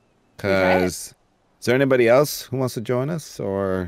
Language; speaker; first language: English; native; English